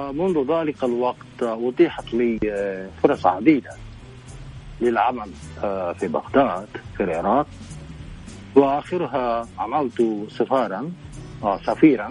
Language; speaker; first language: Arabic; non-native, fluent; Japanese